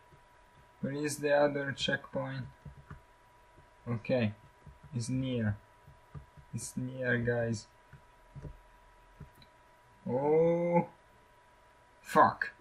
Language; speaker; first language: English; non-native, learner; Italian